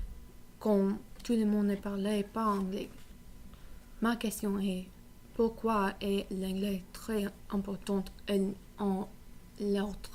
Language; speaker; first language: French; non-native, learner; English